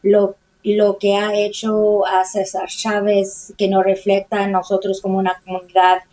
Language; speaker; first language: Spanish; early bilingual, heritage; Spanish